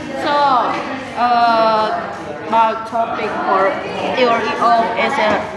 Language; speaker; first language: English; non-native, learner; Indonesian